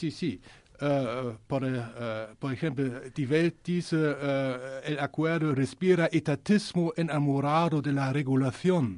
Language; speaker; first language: Spanish; non-native, learner; German